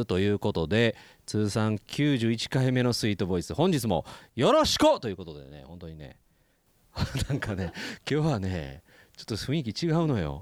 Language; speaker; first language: Japanese; native; Japanese